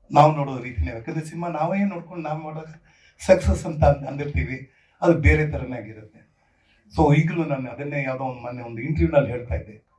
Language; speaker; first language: Kannada; native; Kannada